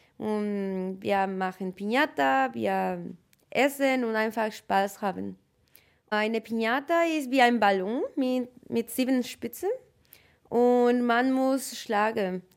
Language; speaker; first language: German; non-native, learner; Spanish